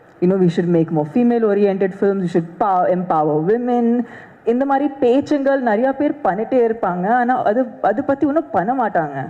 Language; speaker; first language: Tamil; non-native, fluent; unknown